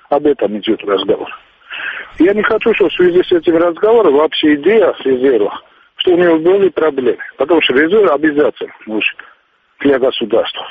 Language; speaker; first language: Russian; non-native, local second language; Georgian